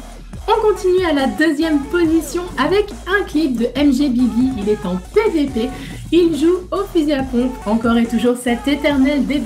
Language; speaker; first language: French; native; French